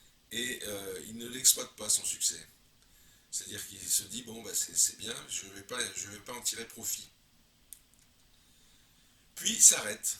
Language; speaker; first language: French; native; French